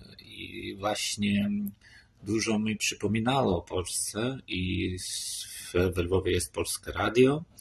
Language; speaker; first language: Polish; non-native, fluent; Armenian